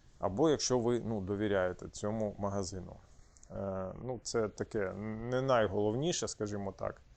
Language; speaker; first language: Ukrainian; non-native, local second language; Russian